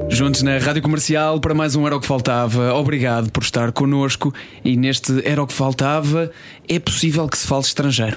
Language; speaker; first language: Portuguese; native; Portuguese